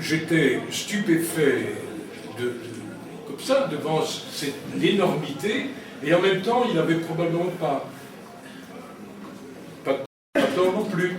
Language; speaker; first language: French; native; French